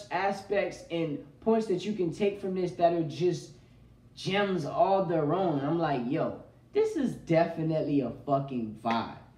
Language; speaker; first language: English; native; English